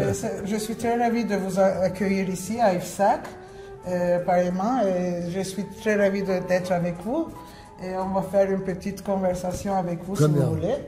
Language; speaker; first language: French; non-native, fluent; Turkish